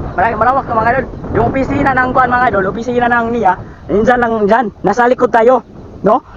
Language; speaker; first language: Filipino; non-native, local second language; Cebuano